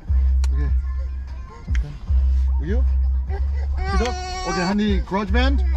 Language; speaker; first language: Korean; early bilingual, heritage; Korean